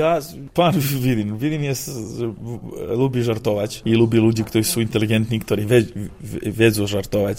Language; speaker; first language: Polish; non-native, fluent; Serbian